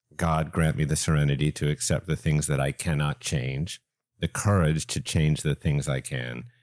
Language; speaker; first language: English; native; English